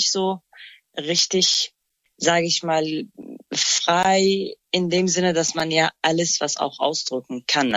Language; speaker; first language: German; non-native, fluent; Kurdish